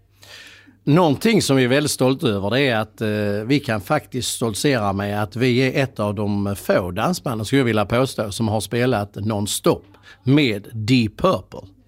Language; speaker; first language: Swedish; native; Swedish